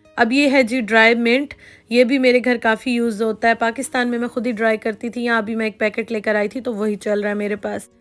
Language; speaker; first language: Urdu; native; Urdu